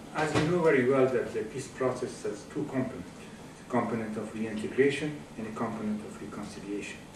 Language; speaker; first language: English; non-native, fluent; Persian